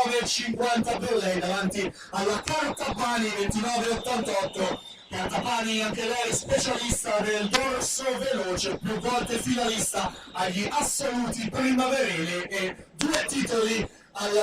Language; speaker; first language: Italian; native; Italian